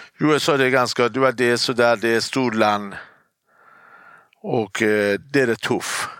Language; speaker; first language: Swedish; non-native, fluent; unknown